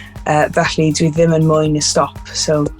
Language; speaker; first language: Welsh; non-native, learner; English